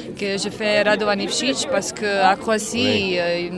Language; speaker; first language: French; non-native, learner; Croatian